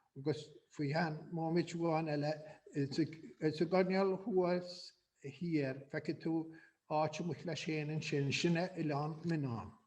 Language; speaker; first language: Irish; native; Irish